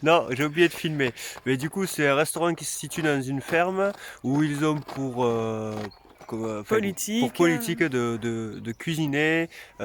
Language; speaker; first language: French; native; French